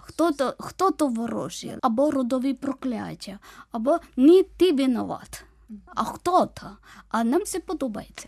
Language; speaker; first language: Ukrainian; non-native, fluent; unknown